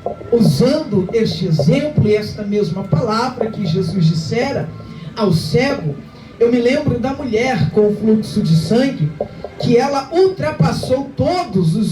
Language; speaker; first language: Portuguese; native; Portuguese